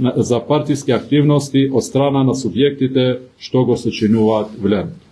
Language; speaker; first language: Macedonian; non-native, local second language; Albanian